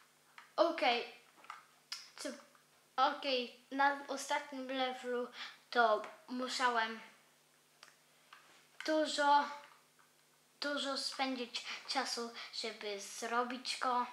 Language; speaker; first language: Polish; early bilingual, heritage; Polish